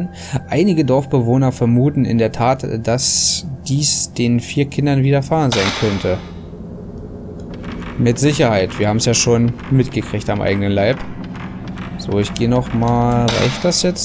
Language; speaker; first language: German; native; German